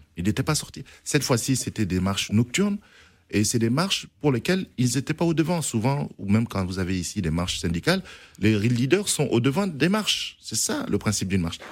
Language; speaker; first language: French; non-native, local second language; Arabic